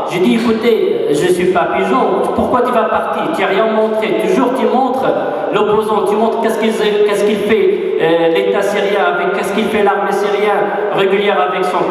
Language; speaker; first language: French; non-native, fluent; Arabic